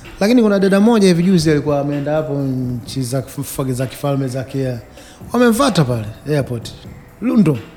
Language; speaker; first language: Swahili; native; Swahili